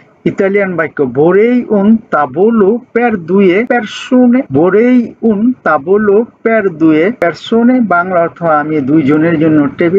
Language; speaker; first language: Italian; non-native, fluent; Bangla